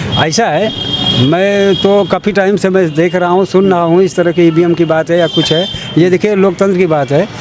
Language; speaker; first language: Hindi; native; Hindi